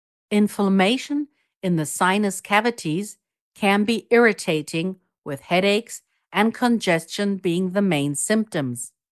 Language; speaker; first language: English; non-native, fluent; German